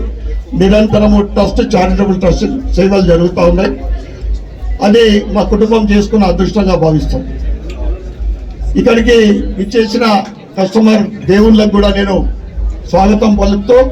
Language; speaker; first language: Telugu; native; Telugu